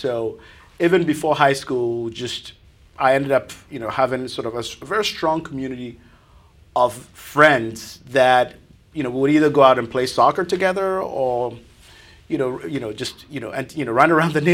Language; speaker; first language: English; non-native, local second language; Akan